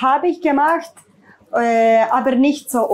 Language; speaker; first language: German; non-native, learner; Italian